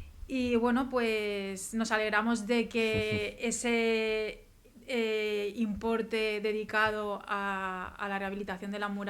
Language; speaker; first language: Spanish; native; Spanish